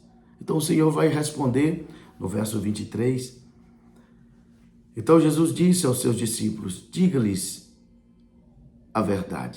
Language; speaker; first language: Portuguese; native; Portuguese